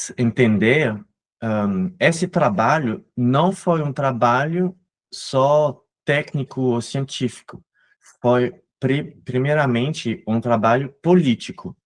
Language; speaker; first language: Portuguese; non-native, fluent; French